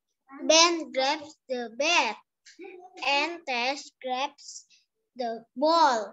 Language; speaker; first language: English; non-native, learner; Indonesian